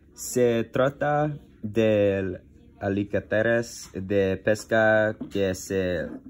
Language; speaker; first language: Spanish; non-native, learner; English